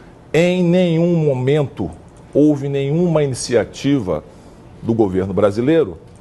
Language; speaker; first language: Portuguese; native; Portuguese